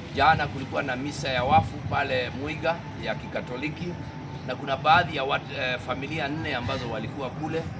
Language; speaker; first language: Swahili; non-native, local second language; Kikuyu